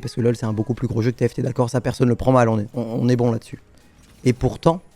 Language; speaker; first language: French; native; French